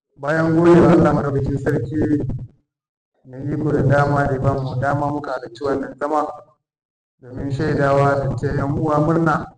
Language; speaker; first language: Hausa; native; Hausa